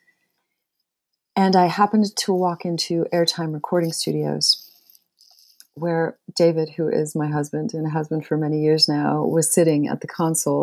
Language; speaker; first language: English; native; English